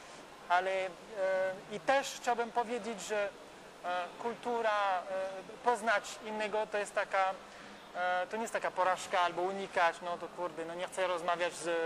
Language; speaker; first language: Polish; non-native, learner; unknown